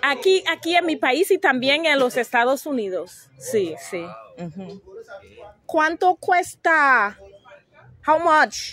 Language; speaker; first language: Spanish; non-native, fluent; English